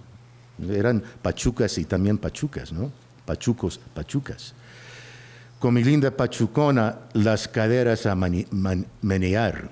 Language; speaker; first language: Spanish; early bilingual, heritage; Spanish